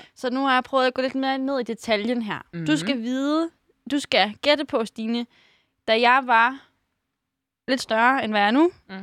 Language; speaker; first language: Danish; native; Danish